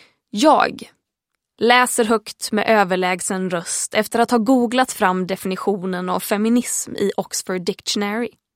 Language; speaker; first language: Swedish; early bilingual, heritage; Swedish